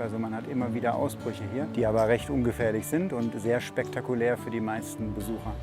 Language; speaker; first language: German; native; German